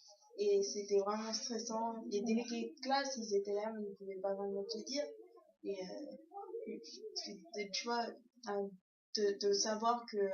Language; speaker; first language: French; early bilingual, other home language; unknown